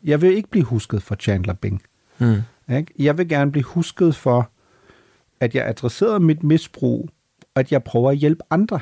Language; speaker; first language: Danish; non-native, fluent; German